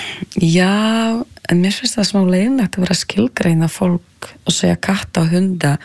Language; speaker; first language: Icelandic; non-native, fluent; Polish